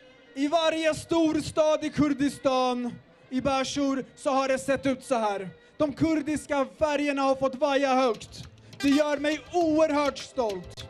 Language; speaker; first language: Swedish; early bilingual, other home language; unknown